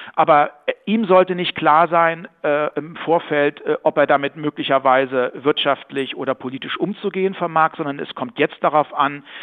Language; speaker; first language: German; native; German